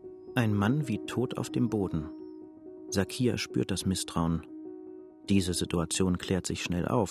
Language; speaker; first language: German; native; German